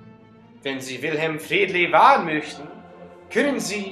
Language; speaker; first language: German; non-native, learner; English